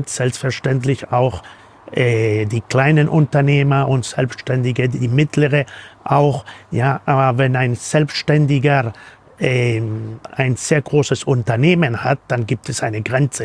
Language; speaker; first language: German; non-native, fluent; Spanish